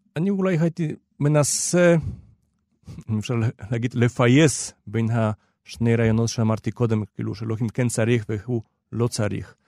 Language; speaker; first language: Hebrew; non-native, fluent; Polish